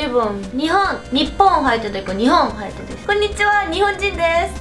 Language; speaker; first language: Korean; non-native, fluent; Japanese